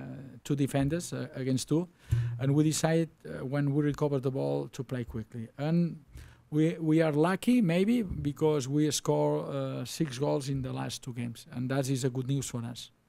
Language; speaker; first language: English; non-native, learner; Spanish